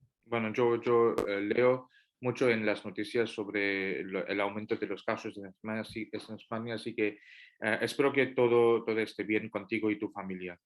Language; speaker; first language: Spanish; non-native, fluent; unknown